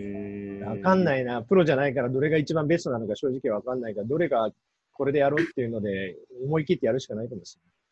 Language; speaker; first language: Japanese; native; Japanese